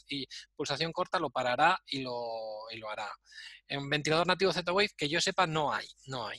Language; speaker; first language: Spanish; native; Spanish